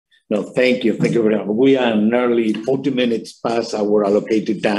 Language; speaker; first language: English; non-native, fluent; Spanish